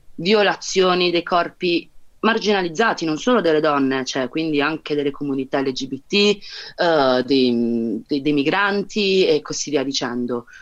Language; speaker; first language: Italian; native; Italian